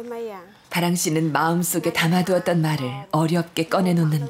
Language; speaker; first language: Korean; native; Korean